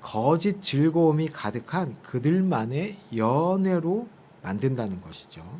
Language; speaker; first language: Korean; native; Korean